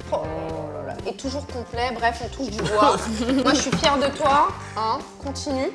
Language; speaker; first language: French; early bilingual, other home language; Arabic